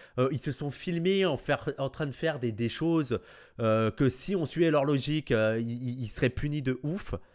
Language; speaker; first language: French; native; French